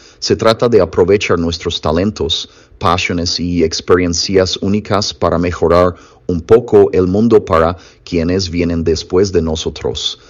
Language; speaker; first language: Spanish; non-native, fluent; English